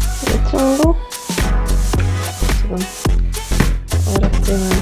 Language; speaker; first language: Korean; non-native, fluent; Swedish